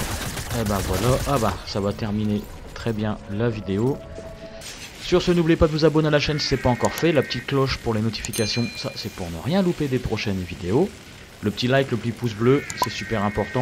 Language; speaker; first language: French; native; French